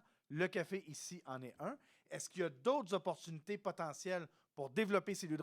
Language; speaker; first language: French; native; French